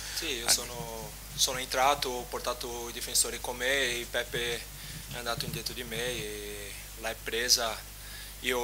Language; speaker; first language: Italian; non-native, fluent; Portuguese